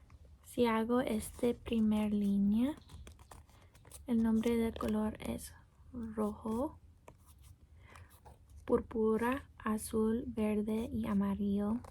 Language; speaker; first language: Spanish; non-native, learner; English